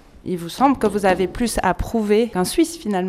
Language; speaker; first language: French; native; French